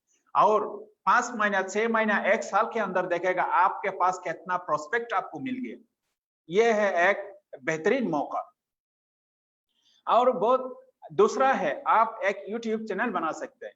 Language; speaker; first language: Hindi; non-native, fluent; Bangla